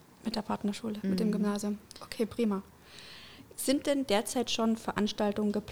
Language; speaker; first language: German; native; German